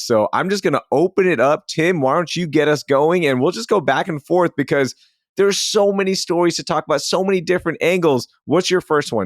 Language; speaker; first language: English; native; English